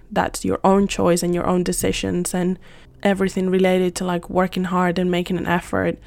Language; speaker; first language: English; non-native, fluent; Spanish